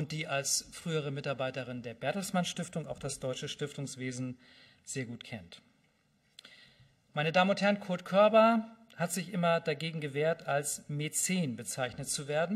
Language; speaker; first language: German; native; German